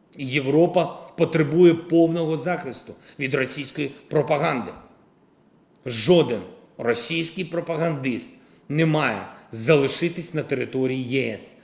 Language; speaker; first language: Ukrainian; non-native, local second language; Russian